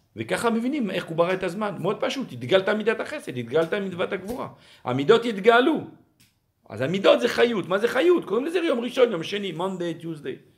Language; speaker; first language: Hebrew; non-native, fluent; French